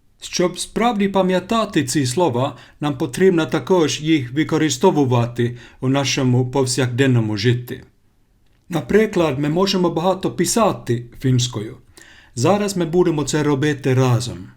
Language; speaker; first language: Ukrainian; non-native, learner; Finnish